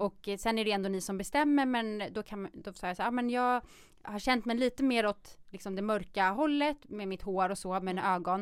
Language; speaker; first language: Swedish; native; Swedish